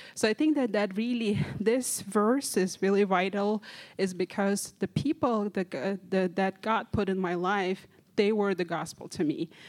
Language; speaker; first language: English; non-native, fluent; Kazakh